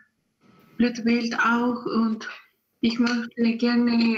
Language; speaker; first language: German; non-native, learner; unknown